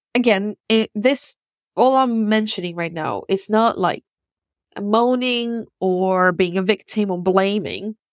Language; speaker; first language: English; non-native, fluent; Russian